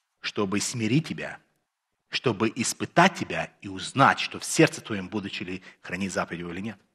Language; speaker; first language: Russian; early bilingual, heritage; Russian